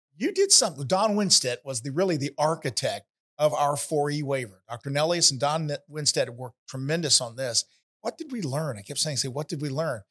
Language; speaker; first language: English; native; English